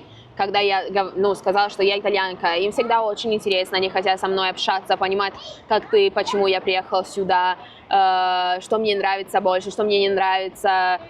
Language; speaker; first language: Russian; non-native, fluent; Italian